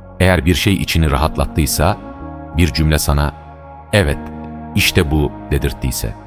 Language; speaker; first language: Turkish; native; Turkish